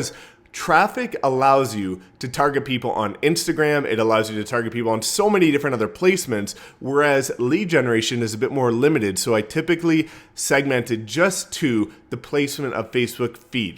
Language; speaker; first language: English; native; English